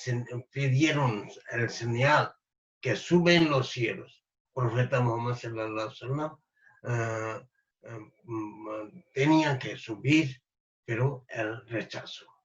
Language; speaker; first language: Spanish; non-native, fluent; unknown